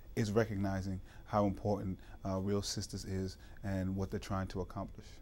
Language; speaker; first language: English; native; English